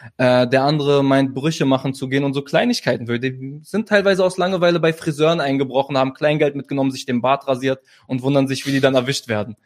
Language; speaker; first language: German; early bilingual, other home language; Arabic